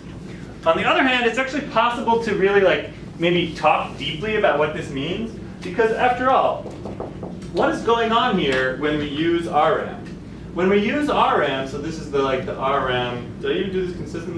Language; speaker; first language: English; native; English